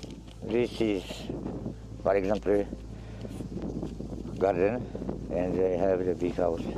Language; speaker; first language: English; non-native, learner; Romanian